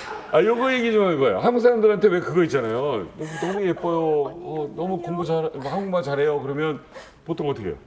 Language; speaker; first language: Korean; native; Korean